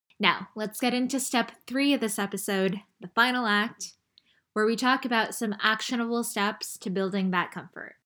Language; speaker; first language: English; early bilingual, other home language; Chinese